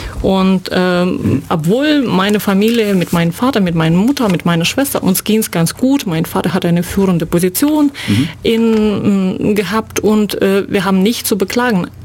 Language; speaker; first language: German; non-native, fluent; Russian